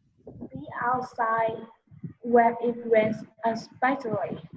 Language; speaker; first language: English; non-native, learner; Vietnamese